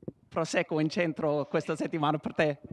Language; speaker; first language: Italian; non-native, learner; English